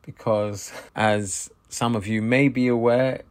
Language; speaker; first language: English; native; English